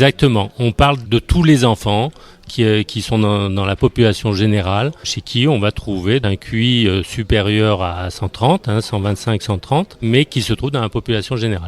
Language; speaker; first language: French; native; French